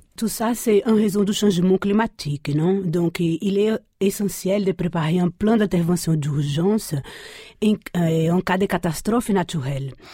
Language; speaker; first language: French; non-native, fluent; Portuguese